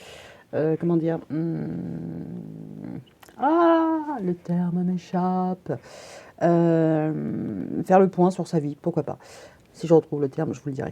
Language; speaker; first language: French; native; French